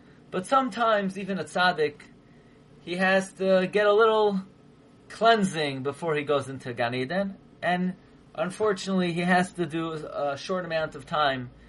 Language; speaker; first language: English; native; English